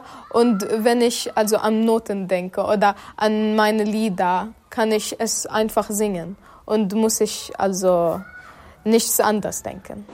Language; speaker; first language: German; non-native, learner; Arabic